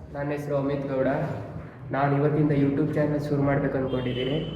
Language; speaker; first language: Kannada; native; Kannada